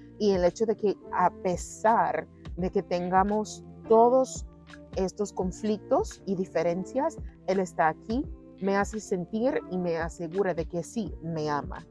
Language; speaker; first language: Spanish; non-native, fluent; English